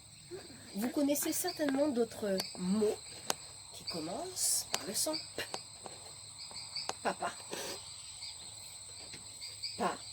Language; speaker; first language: French; native; French